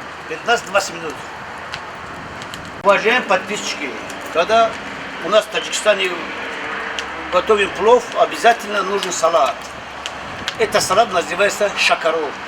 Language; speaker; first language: Russian; non-native, local second language; Tajik